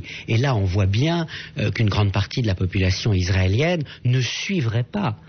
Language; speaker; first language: French; native; French